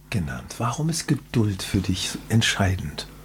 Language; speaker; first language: German; native; German